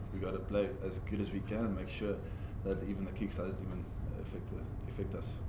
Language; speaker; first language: English; non-native, local second language; Afrikaans